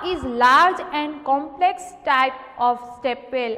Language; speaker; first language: English; non-native, local second language; Gujarati